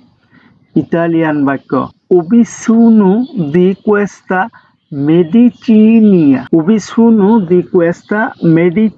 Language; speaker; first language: Italian; non-native, fluent; Bangla